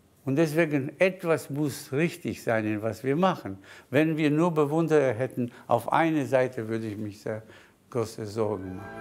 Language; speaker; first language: German; non-native, fluent; Spanish